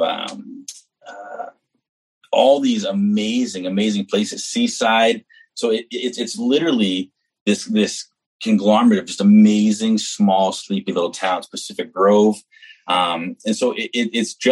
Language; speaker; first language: English; native; English